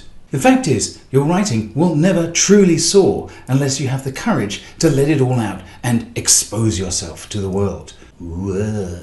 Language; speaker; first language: English; native; English